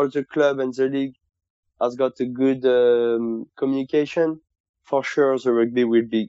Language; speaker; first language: English; non-native, fluent; French